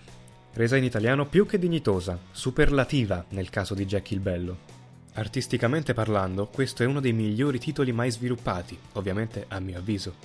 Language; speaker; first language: Italian; native; Italian